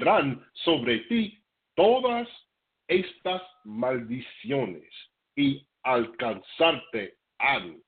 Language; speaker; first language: Spanish; non-native, fluent; English